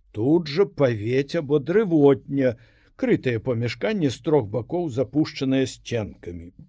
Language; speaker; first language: Belarusian; native; Belarusian